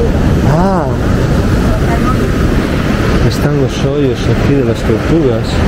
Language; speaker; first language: Spanish; non-native, fluent; Italian